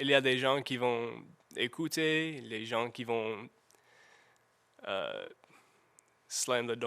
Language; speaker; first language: French; non-native, learner; English